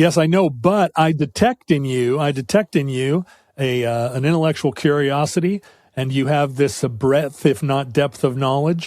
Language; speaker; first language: English; native; English